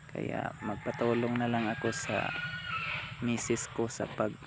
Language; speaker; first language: Filipino; non-native, local second language; Cebuano